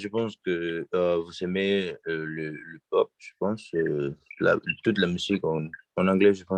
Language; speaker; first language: French; non-native, learner; Spanish